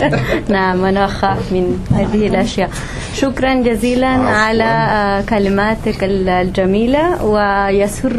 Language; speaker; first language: Arabic; non-native, fluent; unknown